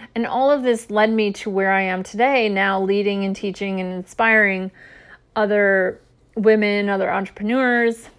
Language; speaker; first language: English; native; English